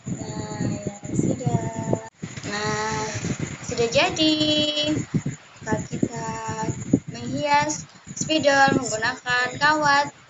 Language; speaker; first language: Indonesian; native; Indonesian